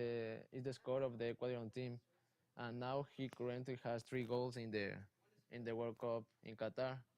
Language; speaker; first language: English; non-native, learner; Spanish